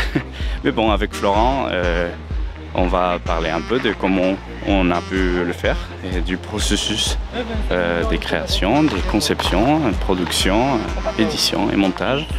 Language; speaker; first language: French; non-native, fluent; Spanish